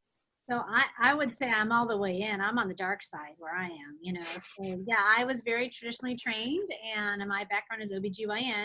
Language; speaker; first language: English; native; English